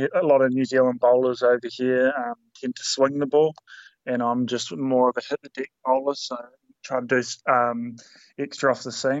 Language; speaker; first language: English; native; English